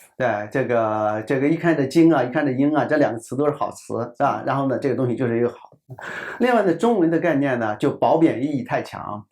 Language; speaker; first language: Chinese; native; Chinese